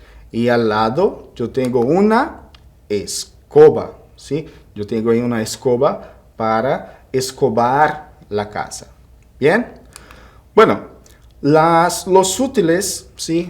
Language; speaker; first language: Spanish; non-native, fluent; Portuguese